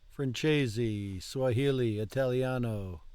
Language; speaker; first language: Italian; non-native, learner; English